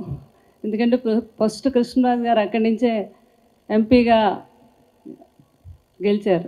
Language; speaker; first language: Telugu; native; Telugu